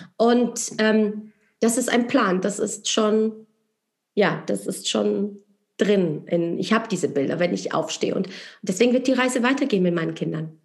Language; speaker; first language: German; non-native, fluent; Polish